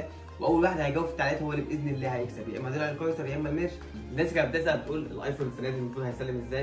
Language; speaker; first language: Arabic; native; Arabic